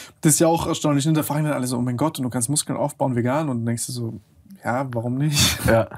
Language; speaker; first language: German; native; German